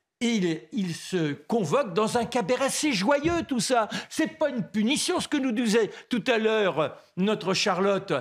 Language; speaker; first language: French; native; French